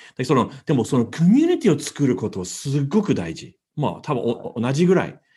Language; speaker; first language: Japanese; non-native, fluent; English